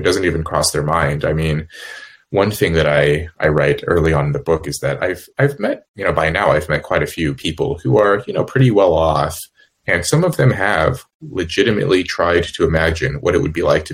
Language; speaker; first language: English; native; English